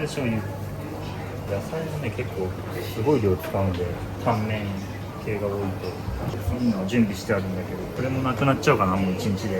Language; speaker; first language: Japanese; native; Japanese